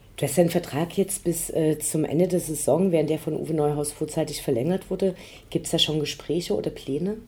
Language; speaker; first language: German; native; German